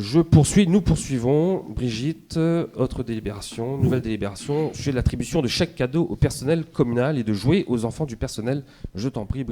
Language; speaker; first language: French; native; French